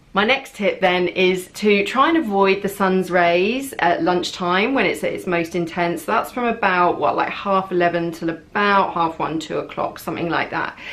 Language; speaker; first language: English; native; English